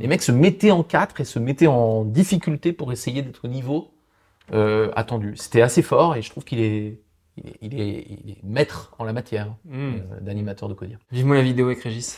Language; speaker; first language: French; native; French